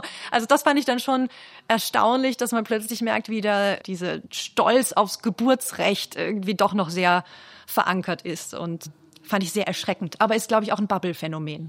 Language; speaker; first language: German; native; German